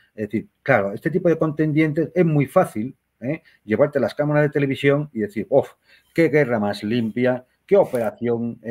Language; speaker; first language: Spanish; native; Spanish